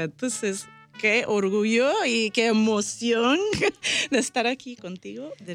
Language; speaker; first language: Spanish; early bilingual, heritage; Spanish